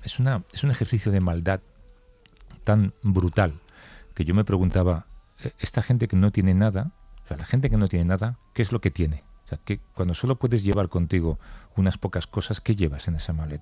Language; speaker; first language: Spanish; native; Spanish